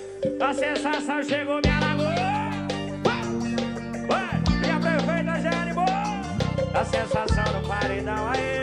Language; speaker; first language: Portuguese; native; Portuguese